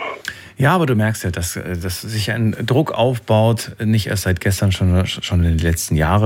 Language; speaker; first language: German; native; German